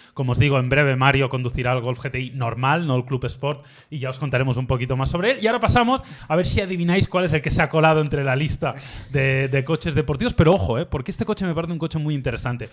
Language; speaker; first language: Spanish; native; Spanish